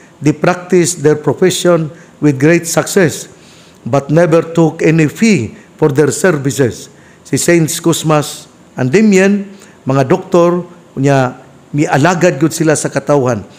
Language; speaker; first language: English; non-native, local second language; Cebuano